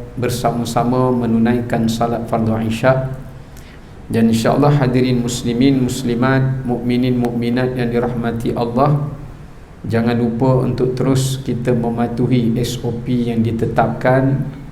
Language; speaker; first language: Malay; native; Malay